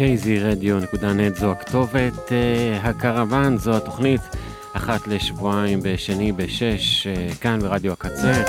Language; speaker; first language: Hebrew; native; Hebrew